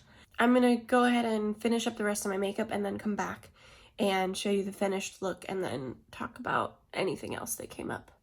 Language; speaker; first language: English; native; English